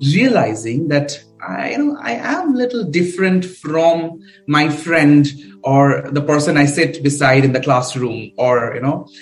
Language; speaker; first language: English; non-native, local second language; Bangla